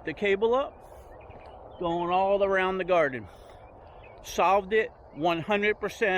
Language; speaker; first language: English; native; English